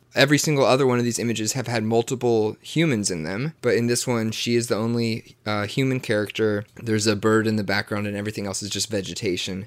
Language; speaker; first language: English; native; English